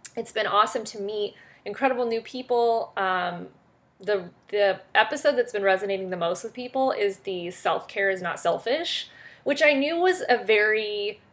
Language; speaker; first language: English; early bilingual, other home language; French